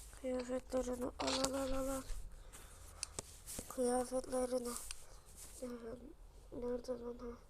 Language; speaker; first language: Turkish; native; Turkish